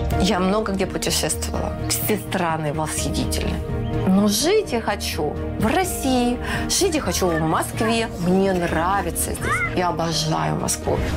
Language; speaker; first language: Russian; native; Russian